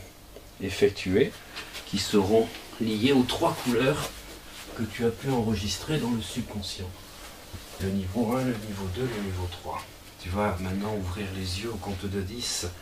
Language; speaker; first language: French; native; French